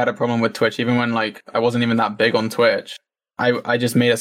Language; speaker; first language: English; native; English